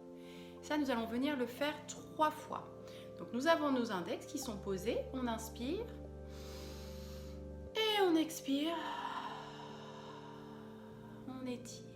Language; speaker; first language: French; native; French